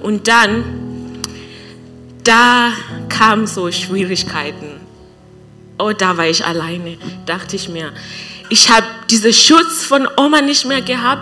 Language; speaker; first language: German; non-native, learner; English